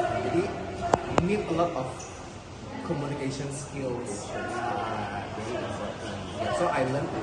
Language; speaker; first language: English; non-native, learner; Indonesian